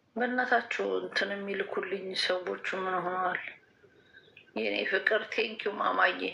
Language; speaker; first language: Amharic; native; Amharic